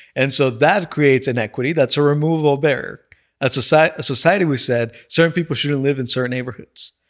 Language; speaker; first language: English; non-native, fluent; Spanish